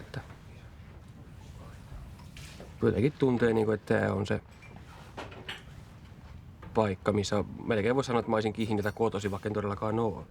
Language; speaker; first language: Finnish; native; Finnish